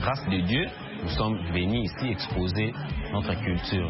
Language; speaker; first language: French; non-native, local second language; Lingala